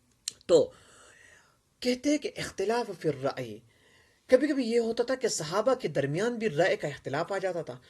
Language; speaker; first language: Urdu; non-native, local second language; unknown